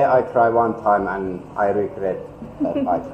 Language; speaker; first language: English; non-native, learner; Finnish